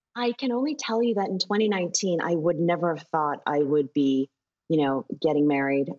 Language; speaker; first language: English; native; English